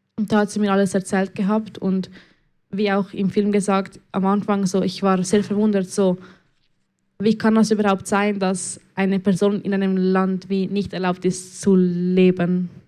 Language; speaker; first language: German; early bilingual, other home language; Spanish